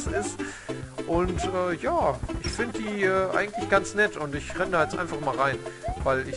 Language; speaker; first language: German; native; German